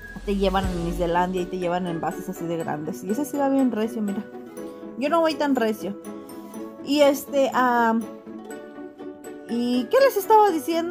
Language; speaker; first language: Spanish; native; Spanish